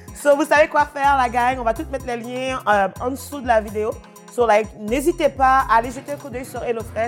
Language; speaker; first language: French; native; French